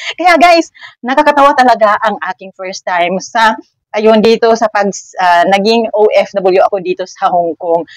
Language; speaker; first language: Filipino; native; Filipino